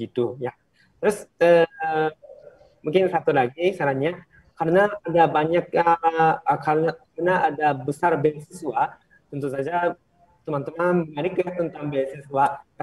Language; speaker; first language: Indonesian; non-native, fluent; Japanese